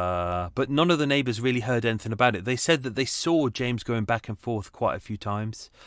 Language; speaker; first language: English; native; English